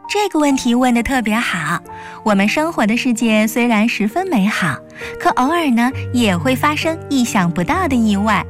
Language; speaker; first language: Chinese; native; Chinese